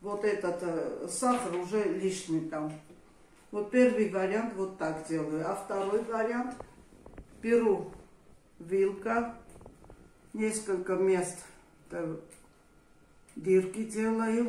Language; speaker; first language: Russian; non-native, fluent; Armenian